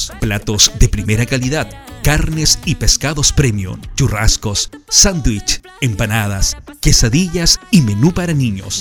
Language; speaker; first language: Spanish; native; Spanish